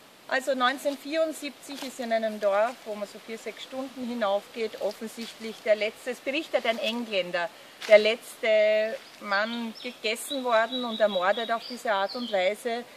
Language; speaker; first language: German; native; German